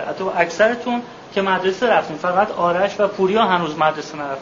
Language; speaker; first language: Persian; native; Persian